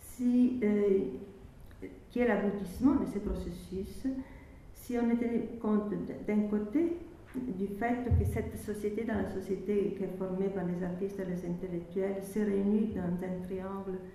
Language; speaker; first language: French; non-native, fluent; Italian